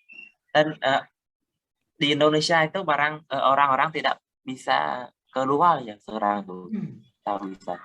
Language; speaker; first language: Indonesian; non-native, learner; Khmer